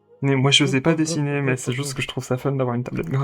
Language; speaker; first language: French; native; French